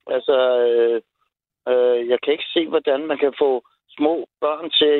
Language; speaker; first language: Danish; native; Danish